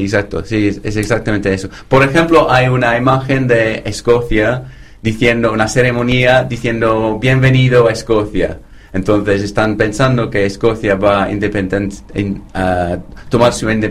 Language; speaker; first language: Spanish; non-native, fluent; English